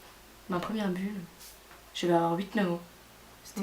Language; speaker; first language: French; native; French